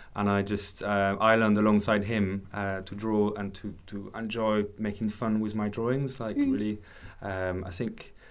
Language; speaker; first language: English; non-native, fluent; French